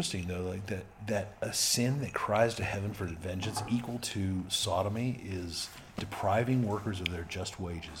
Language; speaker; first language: English; early bilingual, other home language; Spanish